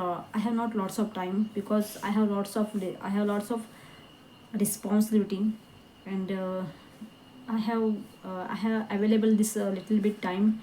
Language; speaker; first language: English; non-native, learner; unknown